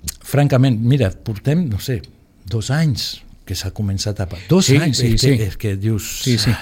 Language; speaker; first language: Catalan; non-native, local second language; Spanish